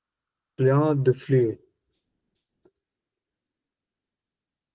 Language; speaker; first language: French; non-native, learner; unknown